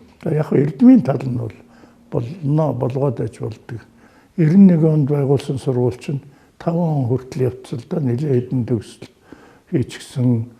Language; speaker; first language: Mongolian; native; Mongolian